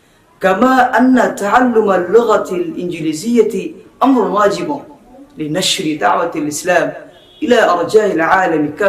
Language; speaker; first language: Arabic; non-native, fluent; Bangla